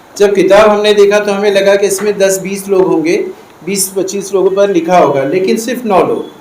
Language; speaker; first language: Urdu; native; Urdu